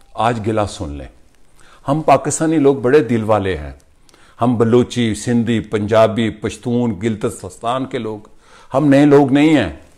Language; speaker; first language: Urdu; non-native, local second language; Punjabi